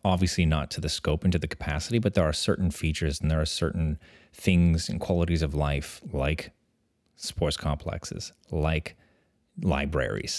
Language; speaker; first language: English; early bilingual, other home language; French